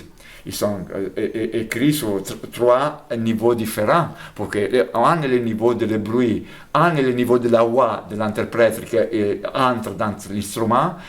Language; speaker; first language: French; non-native, fluent; Italian